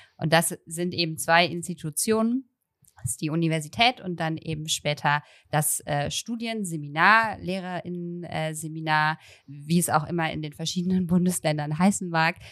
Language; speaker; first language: German; native; German